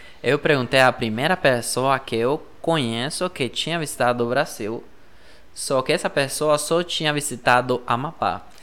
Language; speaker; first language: Portuguese; non-native, fluent; Spanish